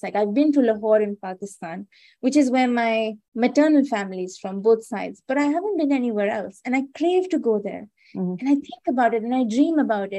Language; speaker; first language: English; non-native, local second language; Hindi